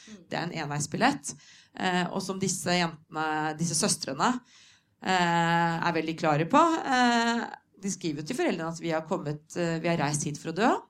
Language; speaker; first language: Norwegian; native; Norwegian